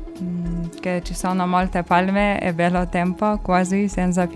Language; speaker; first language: Italian; non-native, learner; Lithuanian